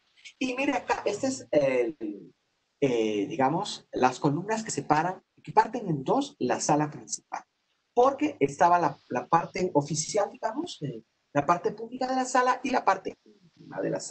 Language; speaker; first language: Spanish; native; Spanish